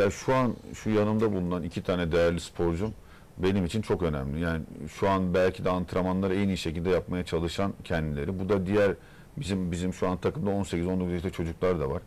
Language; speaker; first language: Turkish; native; Turkish